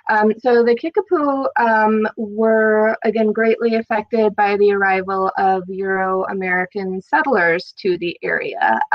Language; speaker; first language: English; native; English